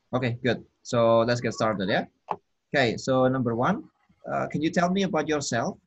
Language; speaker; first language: English; non-native, fluent; Indonesian